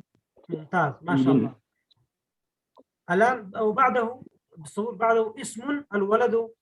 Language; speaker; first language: Arabic; non-native, fluent; Pashto